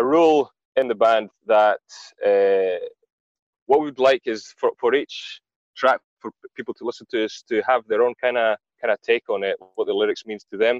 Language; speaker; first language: English; non-native, fluent; Greek